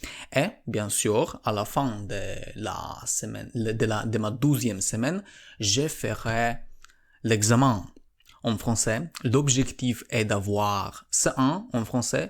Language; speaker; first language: French; non-native, learner; Polish